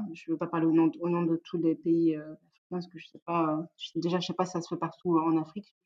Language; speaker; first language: French; native; French